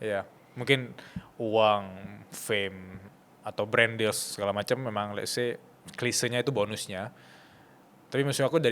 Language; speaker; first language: Indonesian; native; Indonesian